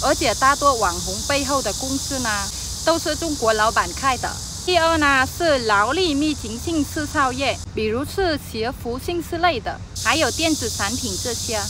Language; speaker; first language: Chinese; non-native, fluent; Vietnamese